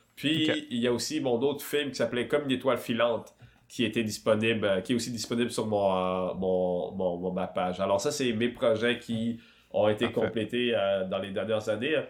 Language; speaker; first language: French; early bilingual, other home language; Swahili